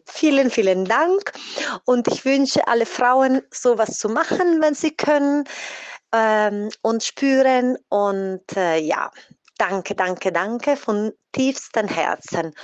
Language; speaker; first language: German; non-native, fluent; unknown